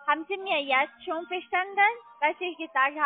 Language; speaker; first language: German; non-native, learner; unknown